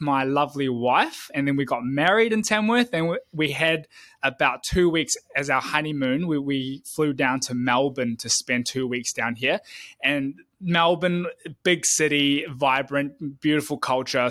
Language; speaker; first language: English; native; English